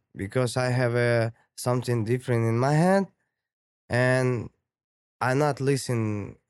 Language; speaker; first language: English; non-native, learner; Ukrainian